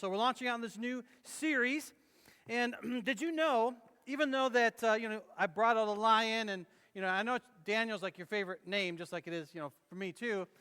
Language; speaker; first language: English; native; English